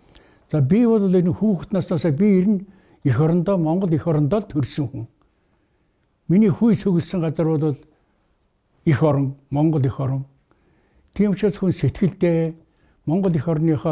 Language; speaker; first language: Mongolian; native; Mongolian